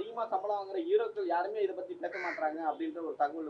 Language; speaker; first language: Tamil; native; Tamil